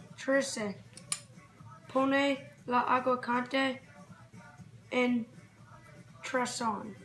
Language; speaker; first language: Spanish; non-native, learner; English